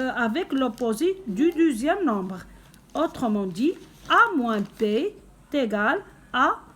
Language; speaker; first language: French; non-native, local second language; Arabic